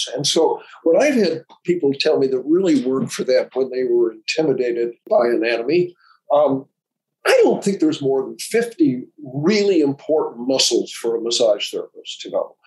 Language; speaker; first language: English; native; English